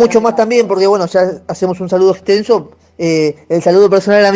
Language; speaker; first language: Spanish; native; Spanish